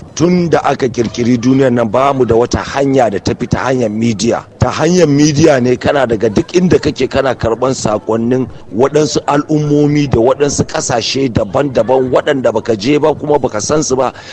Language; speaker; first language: Hausa; native; Hausa